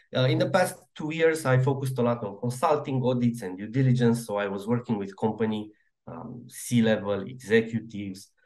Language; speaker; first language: English; non-native, fluent; Romanian